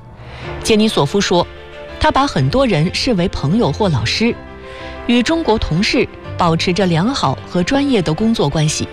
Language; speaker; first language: Chinese; native; Chinese